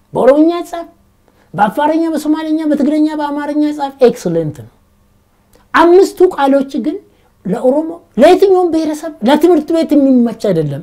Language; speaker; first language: Amharic; non-native, local second language; Oromo